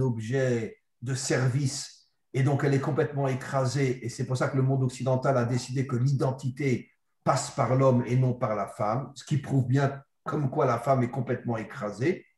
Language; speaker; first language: French; native; French